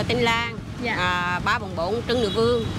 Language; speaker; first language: Vietnamese; native; Vietnamese